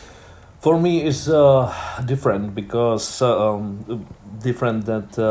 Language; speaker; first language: English; non-native, learner; Czech